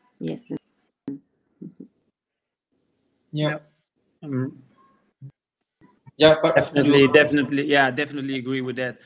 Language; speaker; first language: English; non-native, fluent; Dutch